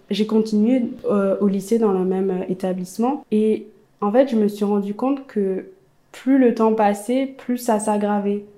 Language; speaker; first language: French; early bilingual, other home language; Amharic